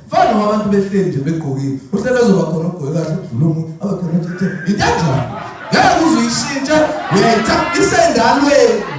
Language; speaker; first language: Zulu; non-native, local second language; Xhosa